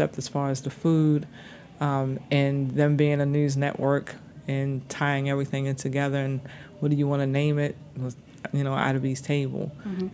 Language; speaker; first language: English; native; English